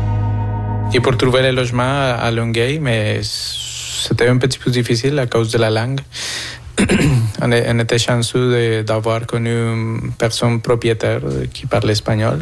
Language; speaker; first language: French; non-native, fluent; Spanish